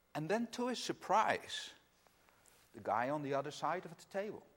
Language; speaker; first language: English; non-native, fluent; Dutch